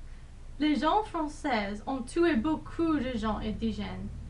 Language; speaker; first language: French; non-native, learner; English